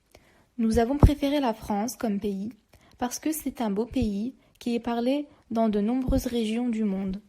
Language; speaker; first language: French; non-native, learner; Turkish